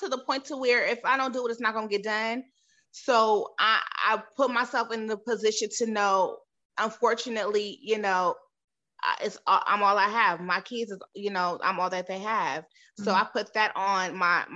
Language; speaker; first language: English; native; English